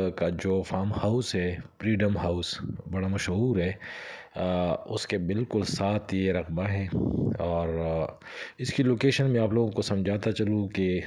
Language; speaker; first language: Urdu; non-native, local second language; Punjabi